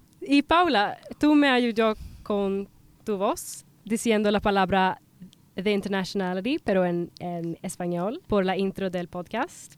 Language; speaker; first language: Spanish; non-native, learner; Swedish